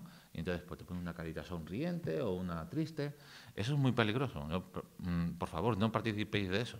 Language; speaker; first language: Spanish; native; Spanish